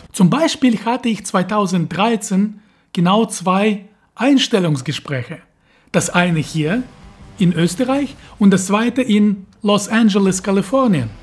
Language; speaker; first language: German; non-native, fluent; Russian